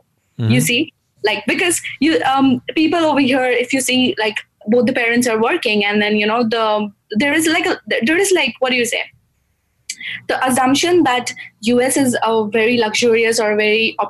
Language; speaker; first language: English; non-native, local second language; Gujarati